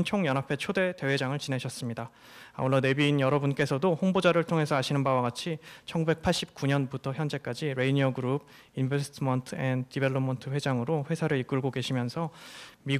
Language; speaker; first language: Korean; native; Korean